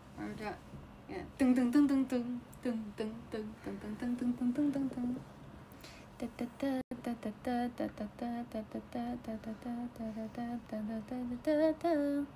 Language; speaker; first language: Chinese; native; Chinese